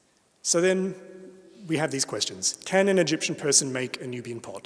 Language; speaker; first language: English; native; English